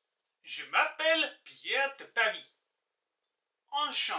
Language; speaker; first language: French; non-native, fluent; English